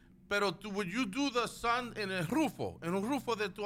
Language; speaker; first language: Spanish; early bilingual, other home language; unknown